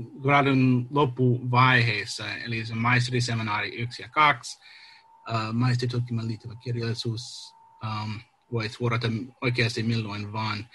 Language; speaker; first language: Finnish; non-native, learner; English